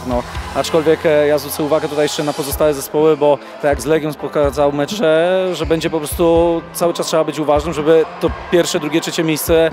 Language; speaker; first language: Polish; native; Polish